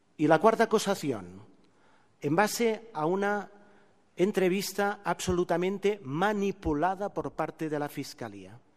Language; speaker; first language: Spanish; non-native, local second language; Catalan